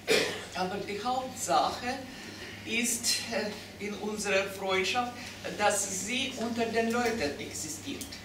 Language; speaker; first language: German; non-native, fluent; Russian